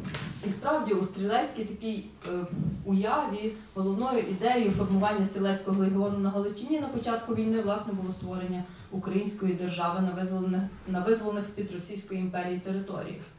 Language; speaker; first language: Ukrainian; native; Ukrainian